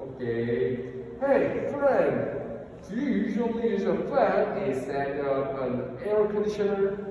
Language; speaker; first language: English; non-native, learner; Korean